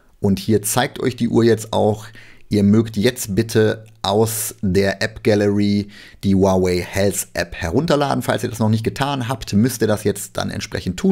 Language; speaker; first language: German; native; German